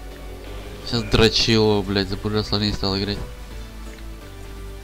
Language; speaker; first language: Russian; native; Russian